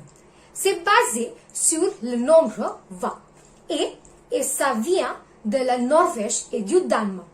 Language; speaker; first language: French; non-native, learner; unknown